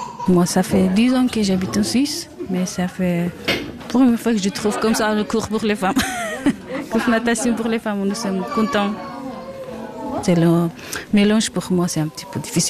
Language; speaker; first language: French; non-native, learner; Persian